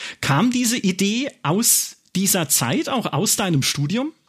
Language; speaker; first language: German; native; German